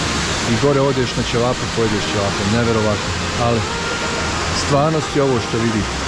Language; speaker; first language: Croatian; native; Croatian